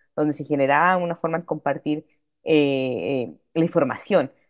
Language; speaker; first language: Spanish; native; Spanish